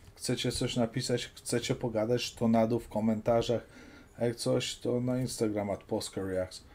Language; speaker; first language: Polish; early bilingual, heritage; Polish